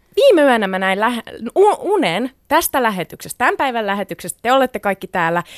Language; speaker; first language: Finnish; early bilingual, other home language; Sinhala